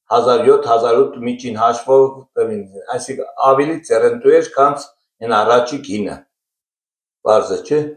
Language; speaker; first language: Armenian; native; Armenian